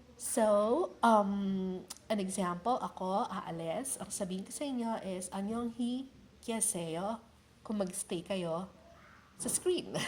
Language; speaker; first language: Filipino; native; Filipino